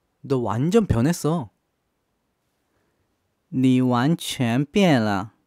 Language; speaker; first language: Chinese; non-native, fluent; Korean